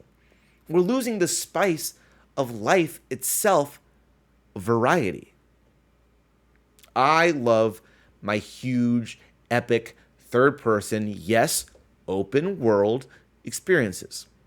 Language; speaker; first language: English; native; English